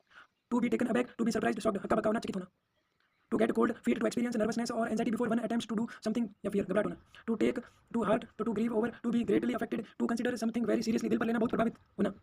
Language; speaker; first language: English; non-native, local second language; Hindi